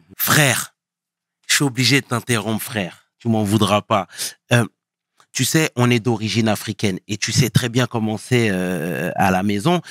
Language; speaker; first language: French; early bilingual, other home language; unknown